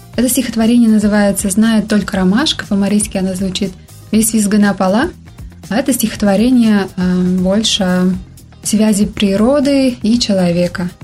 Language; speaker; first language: Russian; non-native, local second language; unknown